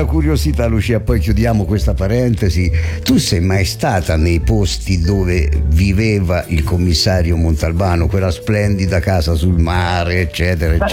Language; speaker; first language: Italian; native; Italian